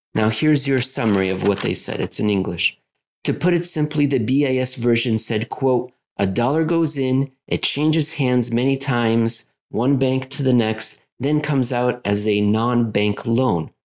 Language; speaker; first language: English; native; English